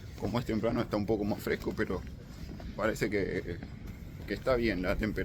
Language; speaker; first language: Spanish; native; Spanish